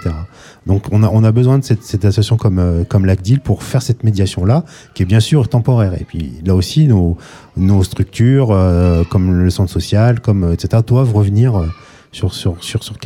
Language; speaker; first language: French; native; French